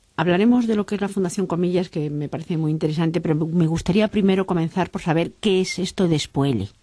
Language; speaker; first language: Spanish; native; Spanish